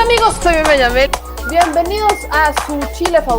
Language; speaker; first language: Spanish; native; Spanish